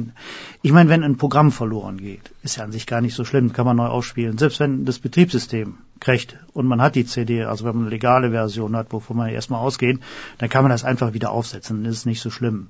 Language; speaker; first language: German; native; German